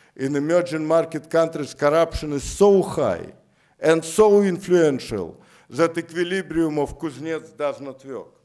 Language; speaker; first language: English; non-native, fluent; Russian